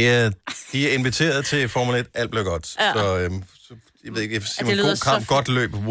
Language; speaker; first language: Danish; native; Danish